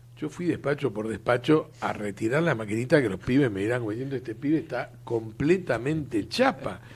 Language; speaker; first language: Spanish; native; Spanish